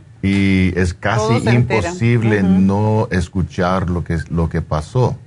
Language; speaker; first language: Spanish; early bilingual, heritage; Spanish